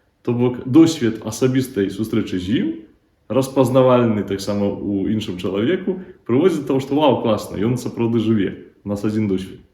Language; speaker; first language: Belarusian; native; Belarusian